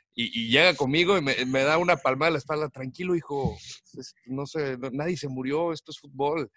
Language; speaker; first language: Spanish; native; Spanish